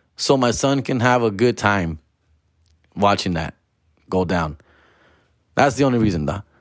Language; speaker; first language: English; early bilingual, other home language; Spanish